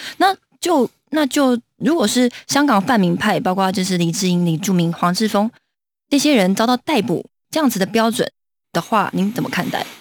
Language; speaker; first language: Chinese; native; Chinese